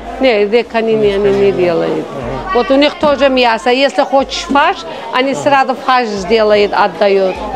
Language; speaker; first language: Russian; non-native, local second language; Tajik